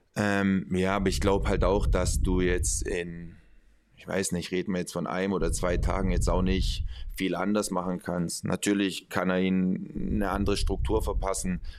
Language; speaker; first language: German; early bilingual, other home language; Spanish